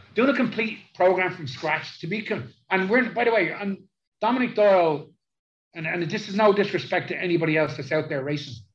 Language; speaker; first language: English; native; English